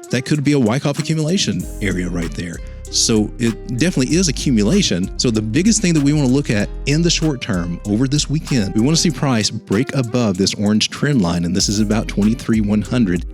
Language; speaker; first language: English; native; English